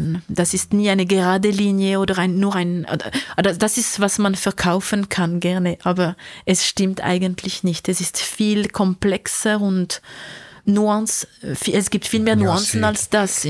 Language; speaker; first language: German; non-native, local second language; French